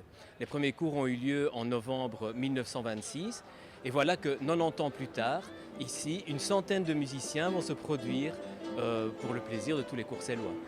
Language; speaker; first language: French; native; French